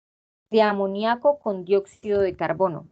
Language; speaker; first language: Spanish; native; Spanish